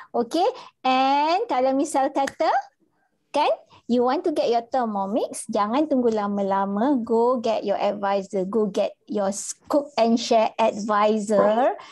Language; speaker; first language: English; non-native, local second language; Malay